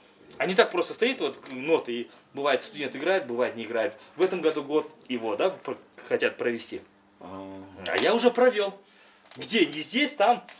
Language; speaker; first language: Russian; non-native, local second language; Kyrgyz